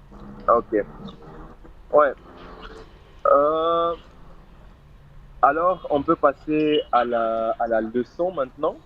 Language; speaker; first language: French; non-native, fluent; Portuguese